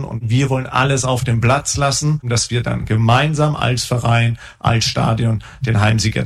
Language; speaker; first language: German; native; German